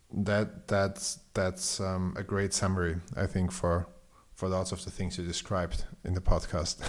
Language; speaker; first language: English; non-native, fluent; German